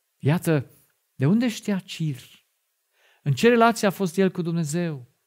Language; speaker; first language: Romanian; non-native, fluent; German